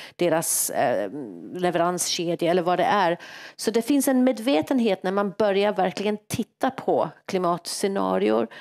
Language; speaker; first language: Swedish; non-native, fluent; English